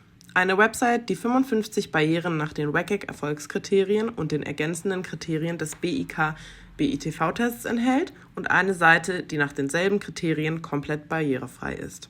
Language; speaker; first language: German; native; German